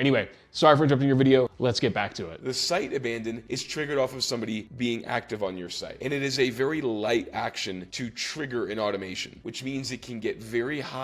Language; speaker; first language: English; native; English